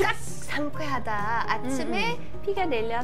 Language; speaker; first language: Korean; non-native, learner; English